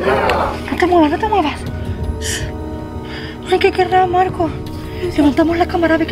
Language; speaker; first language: Spanish; native; Spanish